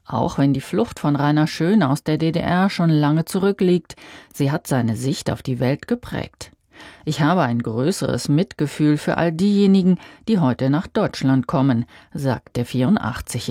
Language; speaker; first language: German; native; German